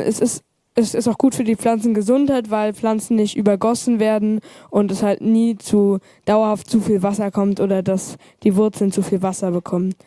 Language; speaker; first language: German; native; German